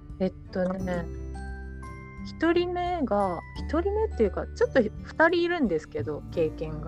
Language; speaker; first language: Japanese; native; Japanese